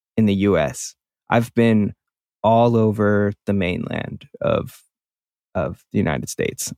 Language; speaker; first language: English; native; English